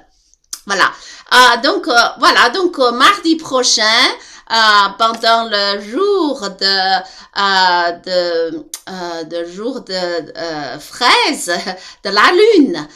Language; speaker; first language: French; non-native, learner; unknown